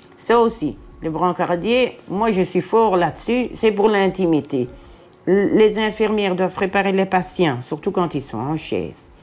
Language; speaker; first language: French; native; French